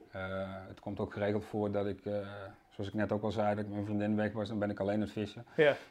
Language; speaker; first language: Dutch; native; Dutch